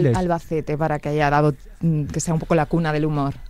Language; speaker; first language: Spanish; native; Spanish